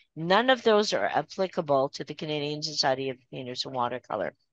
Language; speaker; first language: English; native; English